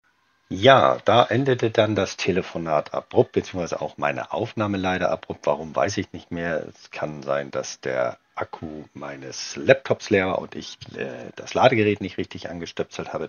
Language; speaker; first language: German; native; German